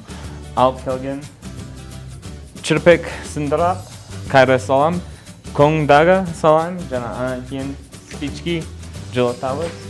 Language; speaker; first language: Kyrgyz; non-native, learner; English